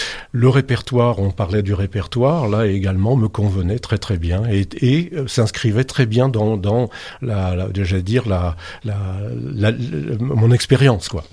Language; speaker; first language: French; native; French